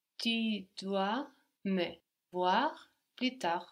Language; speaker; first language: French; non-native, learner; English